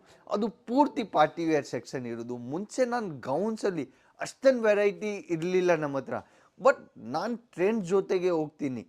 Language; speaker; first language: Kannada; non-native, local second language; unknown